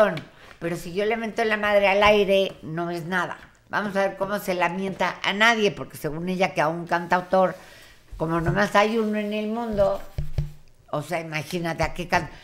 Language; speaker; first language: Spanish; native; Spanish